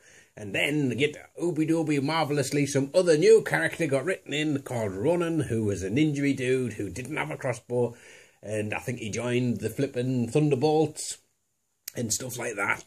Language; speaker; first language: English; native; English